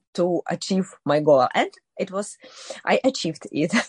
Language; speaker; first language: English; non-native, learner; Ukrainian